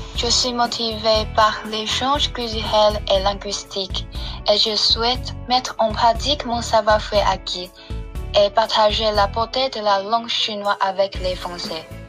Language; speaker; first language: French; non-native, fluent; Chinese